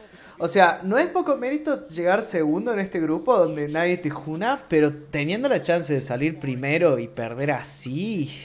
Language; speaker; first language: Spanish; native; Spanish